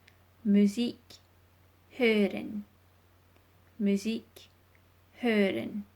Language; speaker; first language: German; non-native, fluent; English